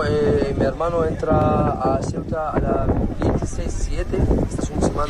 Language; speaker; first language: Spanish; non-native, learner; Arabic